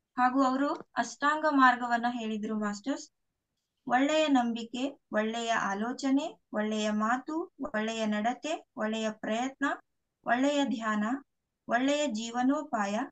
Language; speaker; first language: Kannada; non-native, local second language; Lambadi